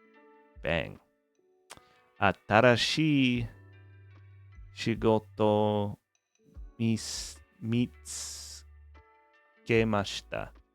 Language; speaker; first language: Japanese; non-native, learner; English